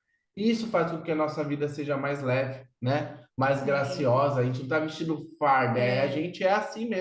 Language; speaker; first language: Portuguese; native; Portuguese